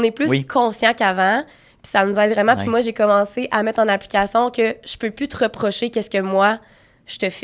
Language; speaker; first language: French; native; French